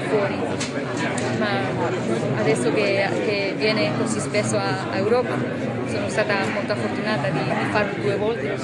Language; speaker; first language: Italian; non-native, fluent; Spanish